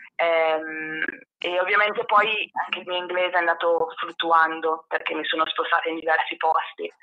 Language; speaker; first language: Italian; native; Italian